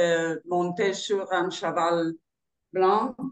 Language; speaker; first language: French; non-native, learner; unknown